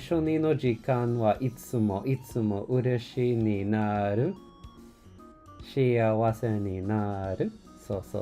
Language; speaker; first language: Japanese; non-native, learner; English